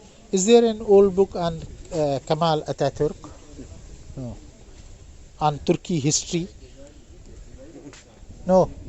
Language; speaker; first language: English; non-native, learner; Brahui